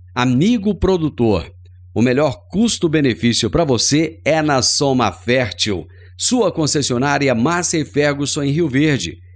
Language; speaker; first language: Portuguese; native; Portuguese